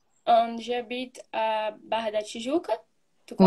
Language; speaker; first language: French; non-native, learner; Portuguese